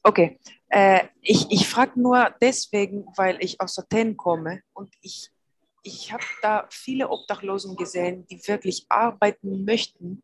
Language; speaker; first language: German; non-native, fluent; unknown